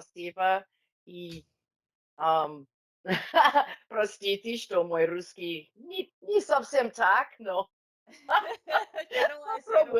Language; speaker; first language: Russian; non-native, learner; English